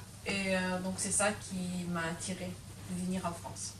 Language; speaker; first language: French; non-native, fluent; Lithuanian